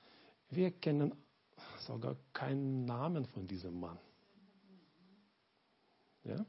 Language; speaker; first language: German; non-native, learner; Lithuanian